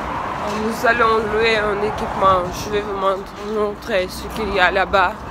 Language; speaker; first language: French; non-native, fluent; Russian